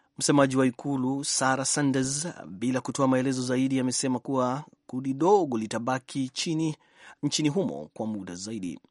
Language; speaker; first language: Swahili; non-native, local second language; Kikuyu